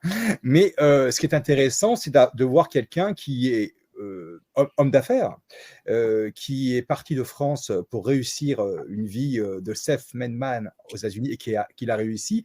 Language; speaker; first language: French; native; French